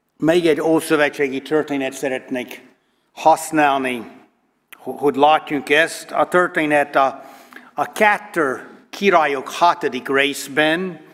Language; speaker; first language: Hungarian; non-native, learner; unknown